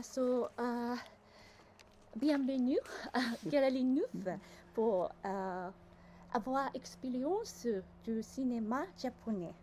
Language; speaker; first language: French; non-native, learner; Japanese